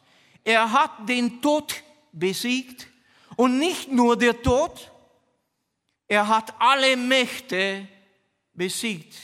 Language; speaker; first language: German; non-native, fluent; Romanian